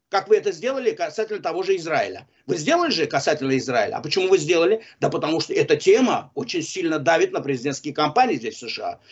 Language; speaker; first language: Russian; non-native, local second language; Azerbaijani